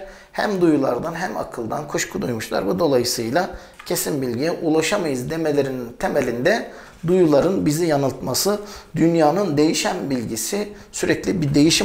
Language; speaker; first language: Turkish; native; Turkish